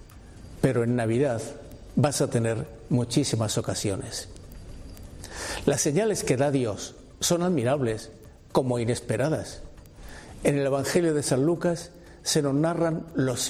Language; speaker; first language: Spanish; native; Spanish